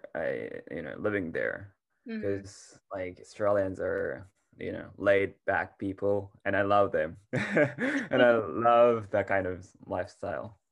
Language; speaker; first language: English; non-native, learner; Japanese